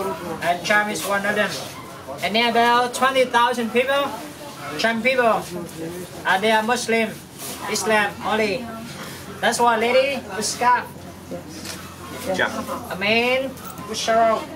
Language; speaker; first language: English; non-native, learner; Vietnamese